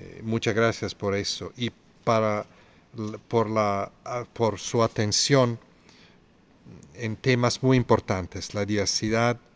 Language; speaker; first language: Spanish; non-native, fluent; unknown